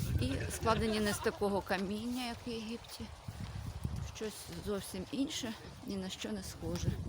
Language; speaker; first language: Ukrainian; native; Ukrainian